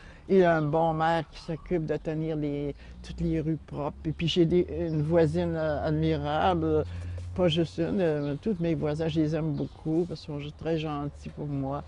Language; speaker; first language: French; native; French